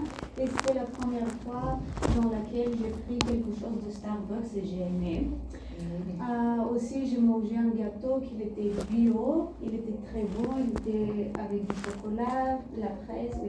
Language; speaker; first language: French; non-native, learner; Bulgarian